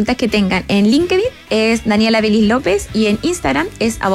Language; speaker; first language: Spanish; native; Spanish